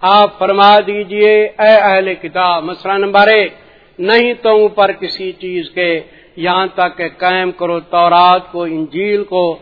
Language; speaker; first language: Urdu; non-native, local second language; Saraiki